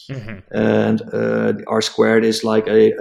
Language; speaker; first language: English; non-native, fluent; Dutch